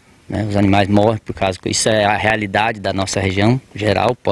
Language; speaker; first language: Portuguese; native; Portuguese